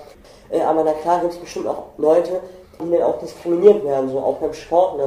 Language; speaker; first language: German; native; German